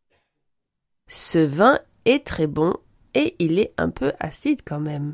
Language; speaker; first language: French; native; French